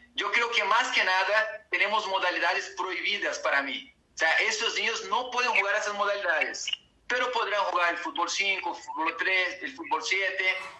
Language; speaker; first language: Spanish; non-native, fluent; Portuguese